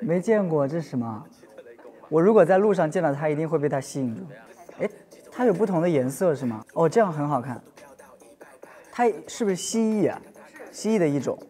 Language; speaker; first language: Chinese; native; Chinese